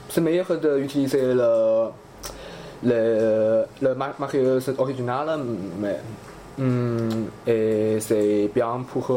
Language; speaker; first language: French; non-native, learner; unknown